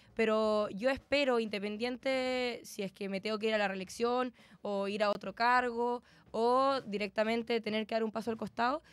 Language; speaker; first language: Spanish; native; Spanish